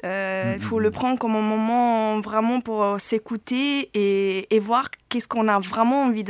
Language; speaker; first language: French; non-native, fluent; Italian